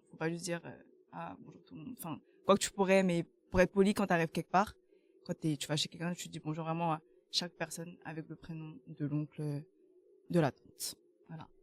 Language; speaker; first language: French; early bilingual, other home language; Vietnamese